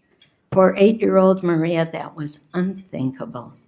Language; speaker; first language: English; native; English